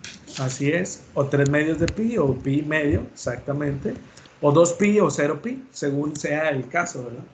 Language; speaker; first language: Spanish; native; Spanish